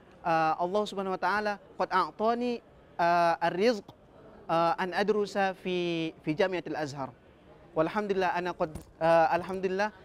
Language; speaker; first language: Arabic; non-native, fluent; Indonesian